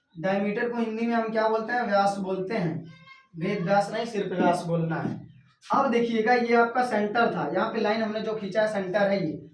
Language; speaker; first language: Hindi; native; Hindi